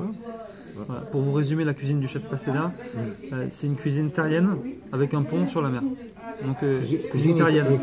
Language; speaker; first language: French; native; French